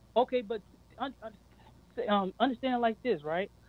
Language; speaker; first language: English; native; English